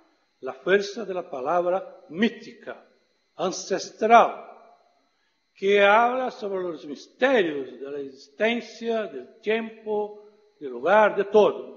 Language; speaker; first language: Portuguese; non-native, fluent; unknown